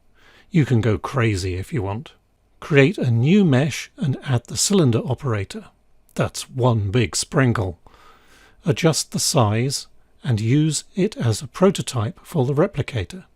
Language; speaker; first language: English; native; English